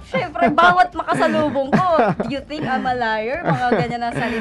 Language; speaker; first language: Filipino; native; Filipino